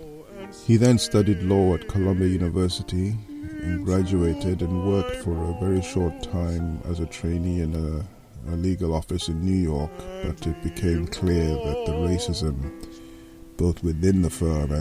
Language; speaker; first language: English; non-native, local second language; Yoruba